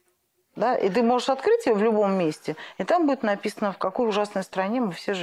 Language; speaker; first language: Russian; native; Russian